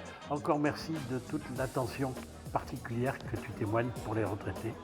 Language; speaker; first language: French; native; French